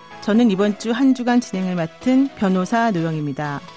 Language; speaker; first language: Korean; native; Korean